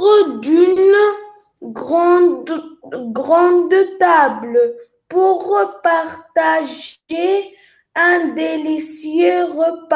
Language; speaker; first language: French; non-native, learner; Arabic